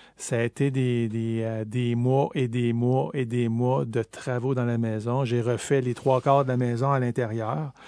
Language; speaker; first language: French; native; French